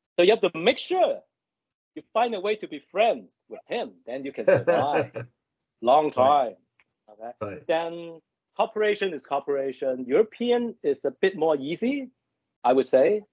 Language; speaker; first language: English; non-native, local second language; Cantonese